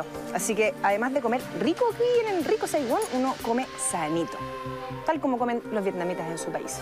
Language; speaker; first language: Spanish; native; Spanish